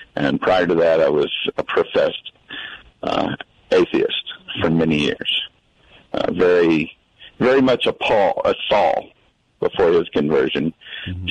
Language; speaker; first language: English; native; English